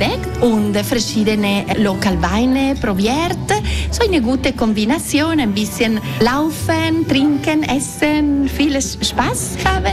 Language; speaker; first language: German; non-native, learner; Italian